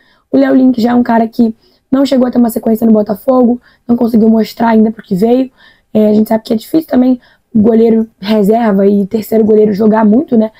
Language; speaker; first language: Portuguese; native; Portuguese